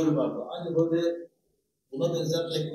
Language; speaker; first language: Turkish; native; Turkish